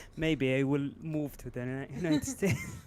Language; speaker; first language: English; non-native, learner; Arabic